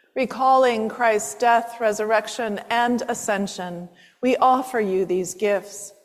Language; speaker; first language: English; native; English